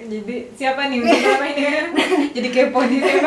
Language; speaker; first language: Indonesian; native; Indonesian